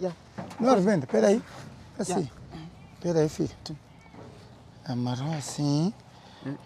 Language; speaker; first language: Portuguese; non-native, local second language; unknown